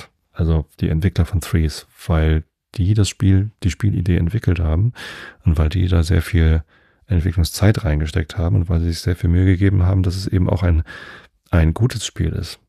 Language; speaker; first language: German; native; German